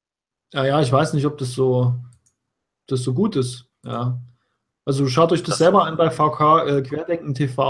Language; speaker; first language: German; native; German